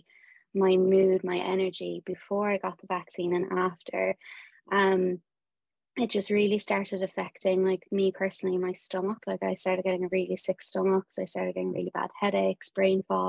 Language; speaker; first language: English; native; English